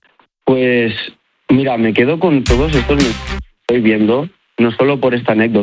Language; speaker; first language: Spanish; native; Spanish